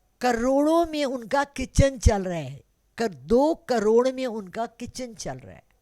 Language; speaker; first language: Urdu; non-native, local second language; Pashto